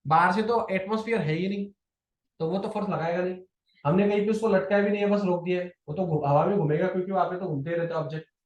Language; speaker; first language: Hindi; non-native, local second language; Marathi